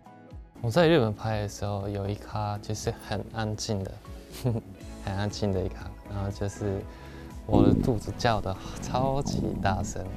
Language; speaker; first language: Chinese; non-native, fluent; Japanese